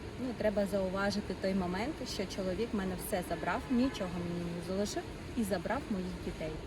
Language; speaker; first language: Ukrainian; non-native, local second language; Russian